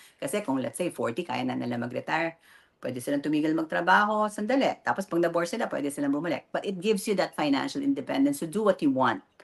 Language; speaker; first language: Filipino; native; Filipino